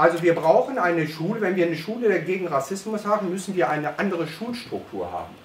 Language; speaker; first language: German; native; German